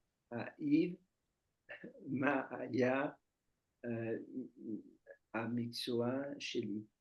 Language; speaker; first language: Hebrew; non-native, learner; French